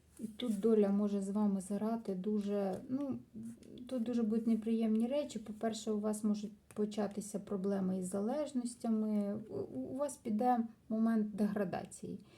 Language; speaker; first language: Ukrainian; non-native, local second language; Russian